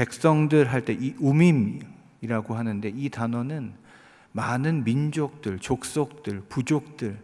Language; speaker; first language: Korean; native; Korean